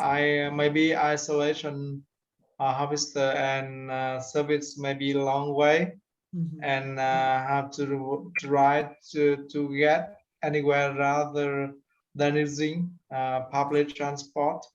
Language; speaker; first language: English; non-native, learner; Vietnamese